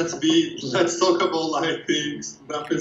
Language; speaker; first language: English; non-native, fluent; Portuguese